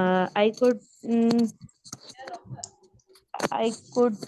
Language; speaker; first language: English; non-native, learner; Urdu